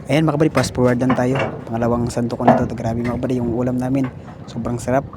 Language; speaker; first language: Filipino; native; Filipino